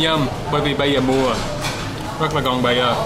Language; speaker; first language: Vietnamese; non-native, learner; English